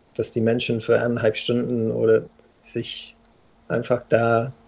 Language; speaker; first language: German; non-native, fluent; English